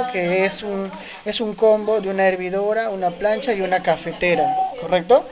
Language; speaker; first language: Spanish; native; Spanish